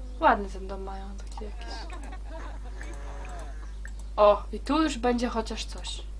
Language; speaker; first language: Polish; native; Polish